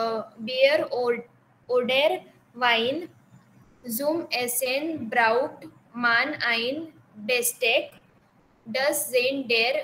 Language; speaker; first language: German; non-native, learner; Marathi